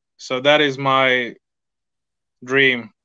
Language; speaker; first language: English; non-native, fluent; Swedish